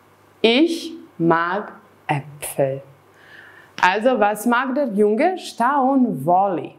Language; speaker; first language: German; non-native, fluent; Serbian